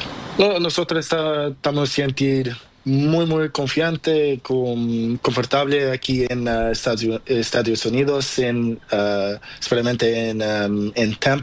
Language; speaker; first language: Spanish; non-native, learner; Portuguese